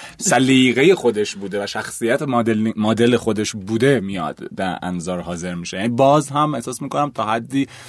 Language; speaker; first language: Persian; native; Persian